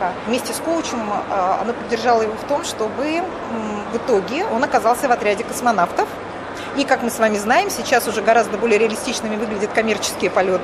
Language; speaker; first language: Russian; native; Russian